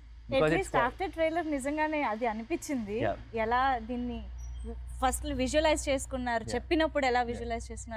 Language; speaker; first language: Telugu; native; Telugu